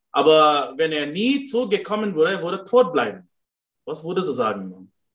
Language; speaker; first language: German; non-native, fluent; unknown